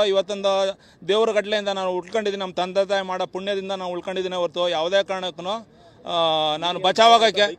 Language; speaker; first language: Kannada; native; Kannada